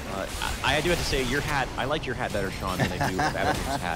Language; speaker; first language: English; native; English